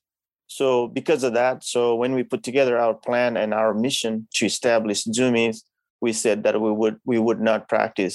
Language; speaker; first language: English; non-native, local second language; Nepali